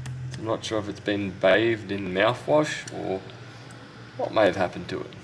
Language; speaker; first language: English; native; English